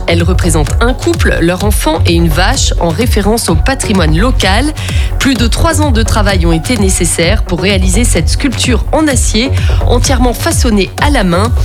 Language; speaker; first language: French; native; French